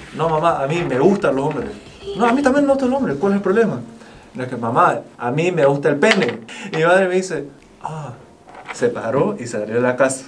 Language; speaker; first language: Spanish; early bilingual, other home language; Korean